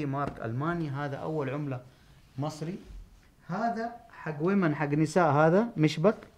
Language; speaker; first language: Arabic; non-native, learner; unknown